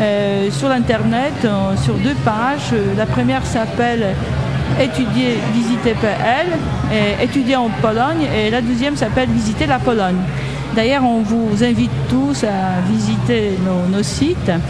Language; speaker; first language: French; non-native, fluent; Polish